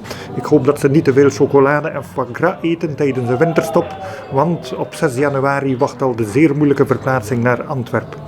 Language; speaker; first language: Dutch; native; Dutch